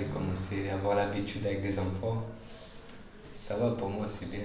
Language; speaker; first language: French; non-native, fluent; Romanian